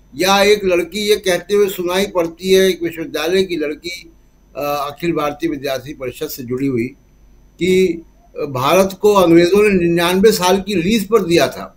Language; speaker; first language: Hindi; native; Hindi